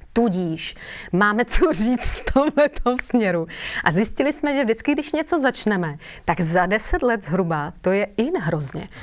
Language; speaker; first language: Czech; native; Czech